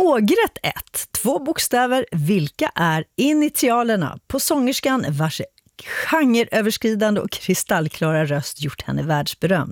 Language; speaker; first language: Swedish; native; Swedish